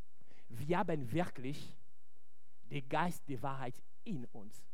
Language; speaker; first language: German; non-native, fluent; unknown